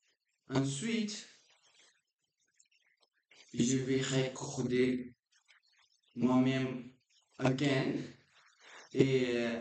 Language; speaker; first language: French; non-native, learner; Portuguese